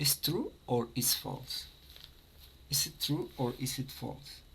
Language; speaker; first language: English; non-native, fluent; Spanish